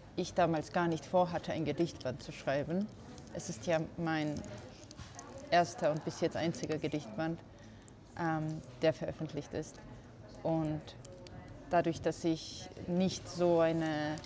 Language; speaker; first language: German; non-native, fluent; Georgian